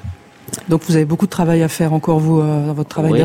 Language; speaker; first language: French; native; French